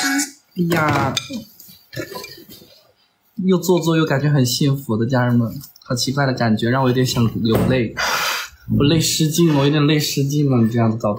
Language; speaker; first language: Chinese; native; Chinese